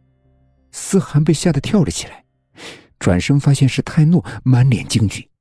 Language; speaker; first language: Chinese; native; Chinese